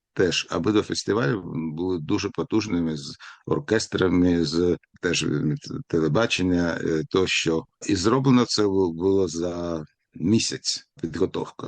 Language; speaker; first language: Ukrainian; non-native, local second language; Russian